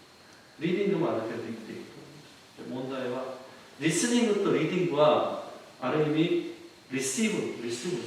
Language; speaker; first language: Japanese; non-native, fluent; Korean